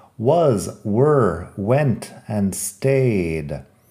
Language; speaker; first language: English; native; English